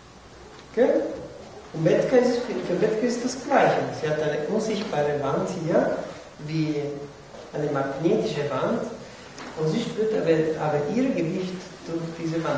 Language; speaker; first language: German; non-native, fluent; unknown